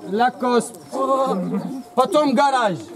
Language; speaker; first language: Russian; non-native, learner; Arabic